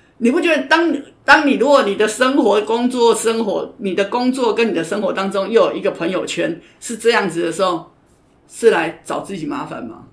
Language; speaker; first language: Chinese; native; Chinese